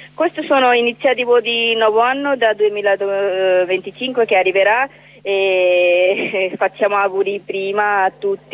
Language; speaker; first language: Italian; non-native, learner; Bangla